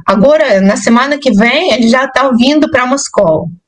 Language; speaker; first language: Portuguese; non-native, fluent; Russian